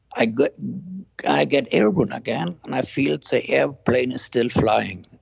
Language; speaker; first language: English; non-native, fluent; German